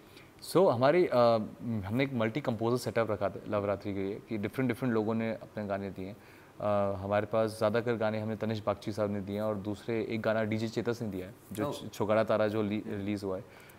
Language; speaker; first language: Hindi; native; Hindi